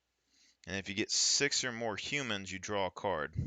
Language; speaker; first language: English; native; English